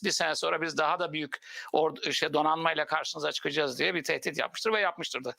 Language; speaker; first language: Turkish; native; Turkish